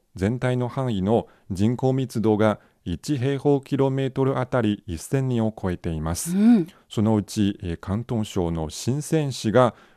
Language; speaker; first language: Japanese; non-native, fluent; Chinese